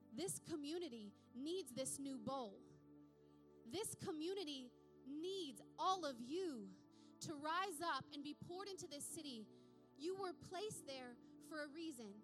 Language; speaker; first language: English; native; English